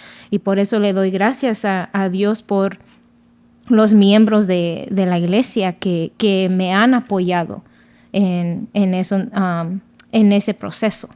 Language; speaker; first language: Spanish; early bilingual, other home language; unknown